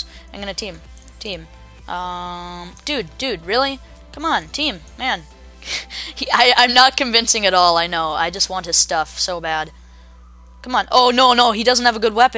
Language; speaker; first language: English; native; English